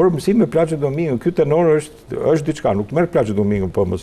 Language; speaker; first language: Albanian; native; Albanian